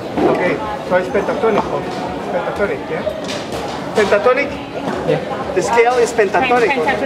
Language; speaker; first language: English; non-native, fluent; Spanish